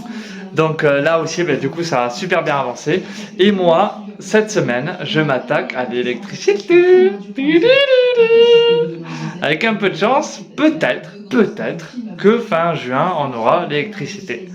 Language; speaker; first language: French; native; French